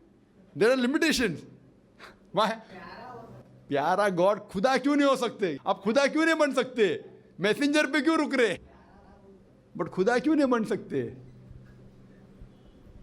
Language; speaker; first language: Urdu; non-native, local second language; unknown